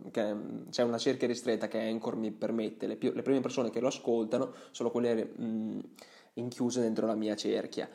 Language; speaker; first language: Italian; early bilingual, other home language; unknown